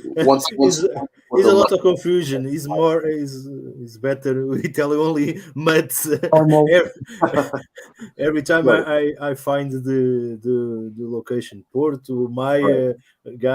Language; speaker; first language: English; non-native, learner; Portuguese